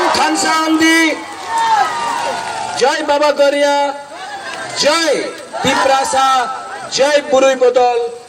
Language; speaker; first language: Hindi; non-native, local second language; Kok Borok